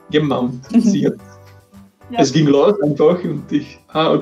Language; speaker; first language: German; non-native, fluent; Czech